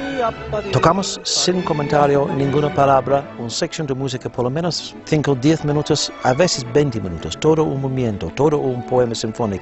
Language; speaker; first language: Spanish; non-native, fluent; English